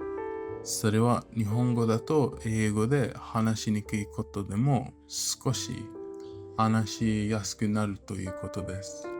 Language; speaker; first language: Japanese; non-native, fluent; English